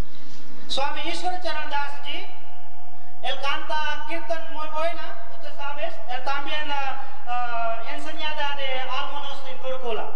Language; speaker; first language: Spanish; non-native, learner; Gujarati